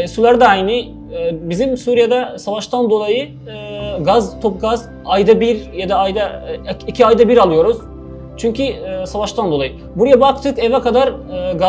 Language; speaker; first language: Turkish; non-native, fluent; Arabic